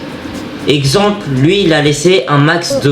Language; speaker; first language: French; native; French